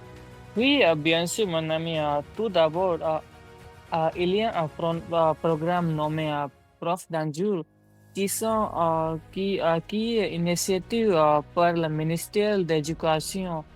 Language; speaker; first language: French; non-native, learner; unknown